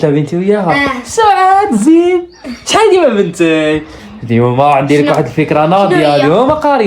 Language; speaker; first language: Arabic; native; Arabic